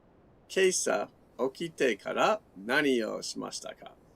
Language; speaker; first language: Japanese; non-native, learner; English